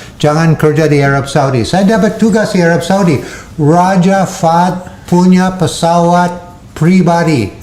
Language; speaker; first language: Indonesian; non-native, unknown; English